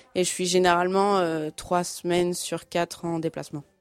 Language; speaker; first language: French; native; French